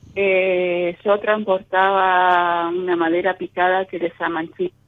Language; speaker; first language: Spanish; native; Spanish